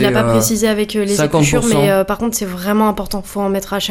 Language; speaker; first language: French; native; French